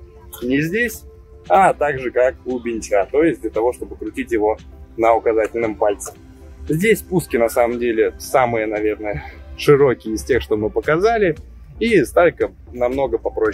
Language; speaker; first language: Russian; native; Russian